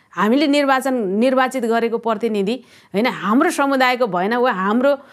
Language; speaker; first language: Nepali; native; Nepali